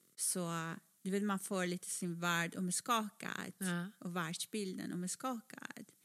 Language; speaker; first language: Swedish; non-native, fluent; Persian